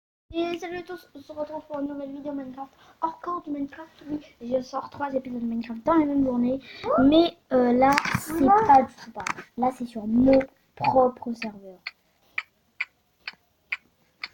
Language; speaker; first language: French; native; French